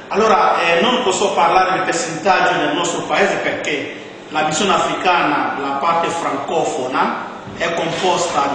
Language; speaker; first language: Italian; non-native, fluent; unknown